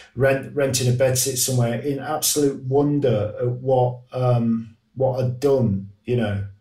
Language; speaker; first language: English; native; English